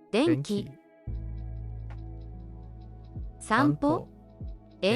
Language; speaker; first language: Japanese; non-native, learner; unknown